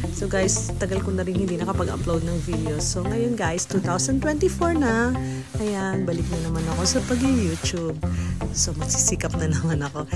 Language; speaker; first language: Filipino; native; Filipino